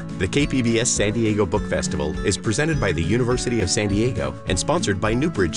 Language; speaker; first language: English; native; English